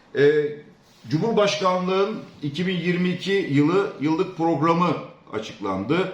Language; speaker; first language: Turkish; native; Turkish